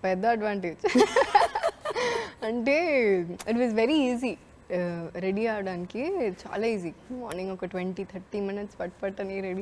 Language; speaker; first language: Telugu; non-native, learner; Malayalam